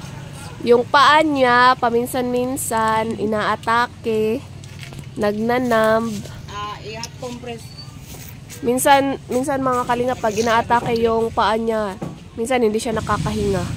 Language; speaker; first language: Filipino; non-native, local second language; Cebuano